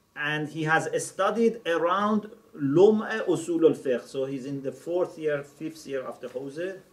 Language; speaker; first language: English; non-native, fluent; Persian